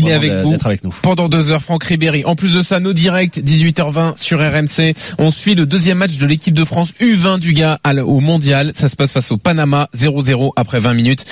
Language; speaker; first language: French; native; French